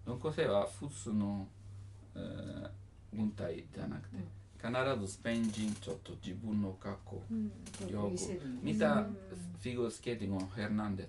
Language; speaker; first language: Japanese; non-native, learner; Italian